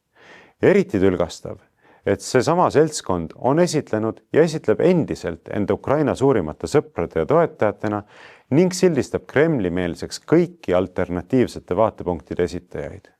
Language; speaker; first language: Estonian; native; Estonian